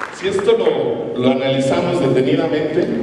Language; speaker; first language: Spanish; native; Spanish